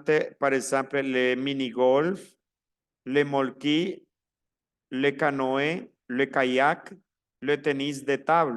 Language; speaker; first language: French; non-native, fluent; Spanish